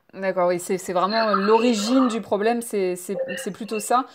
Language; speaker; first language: French; native; French